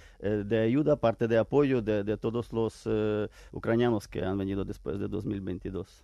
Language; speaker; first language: Spanish; non-native, fluent; Ukrainian